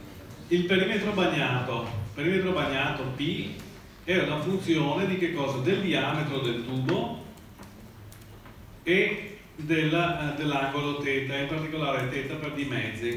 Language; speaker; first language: Italian; native; Italian